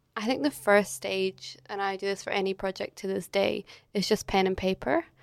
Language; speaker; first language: English; native; English